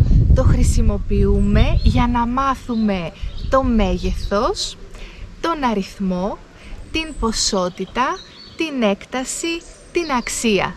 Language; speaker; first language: Greek; native; Greek